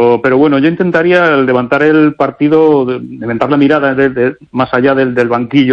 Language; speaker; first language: Spanish; native; Spanish